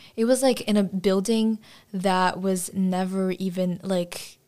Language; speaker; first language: English; non-native, fluent; Russian